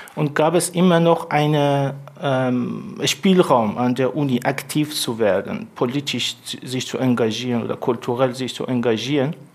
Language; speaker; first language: German; non-native, fluent; Persian